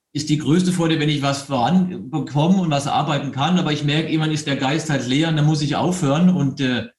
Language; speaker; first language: German; native; German